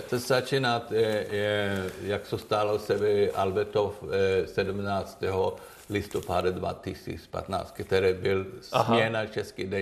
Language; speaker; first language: Czech; non-native, learner; Swedish